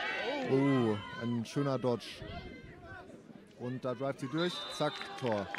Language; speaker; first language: German; native; German